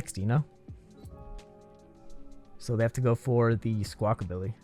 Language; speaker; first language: English; native; English